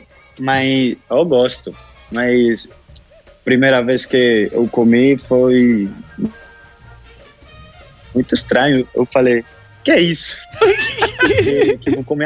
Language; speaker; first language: Portuguese; non-native, local second language; Spanish